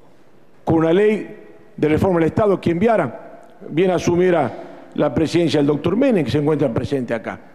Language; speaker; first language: Spanish; native; Spanish